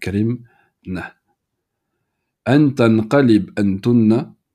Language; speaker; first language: Arabic; non-native, fluent; French